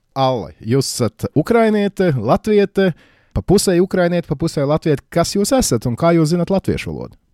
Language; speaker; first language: Latvian; native; Latvian